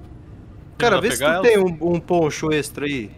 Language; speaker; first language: Portuguese; native; Portuguese